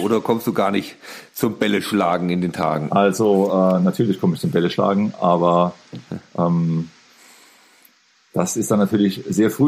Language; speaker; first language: German; native; German